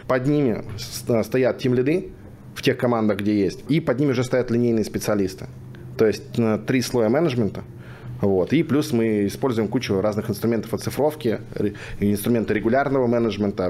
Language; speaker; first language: Russian; native; Russian